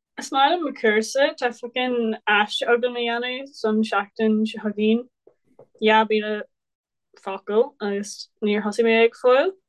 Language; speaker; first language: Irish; non-native, local second language; English